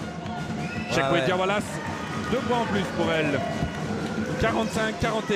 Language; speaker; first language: French; native; French